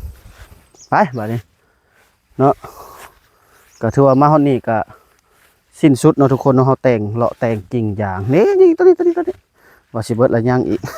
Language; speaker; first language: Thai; non-native, local second language; Lao